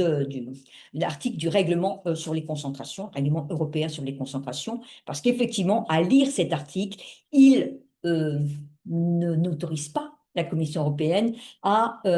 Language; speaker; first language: French; native; French